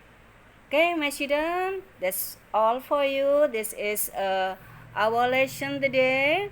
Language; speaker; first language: English; non-native, learner; Indonesian